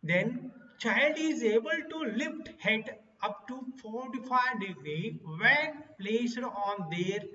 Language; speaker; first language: English; non-native, local second language; Kannada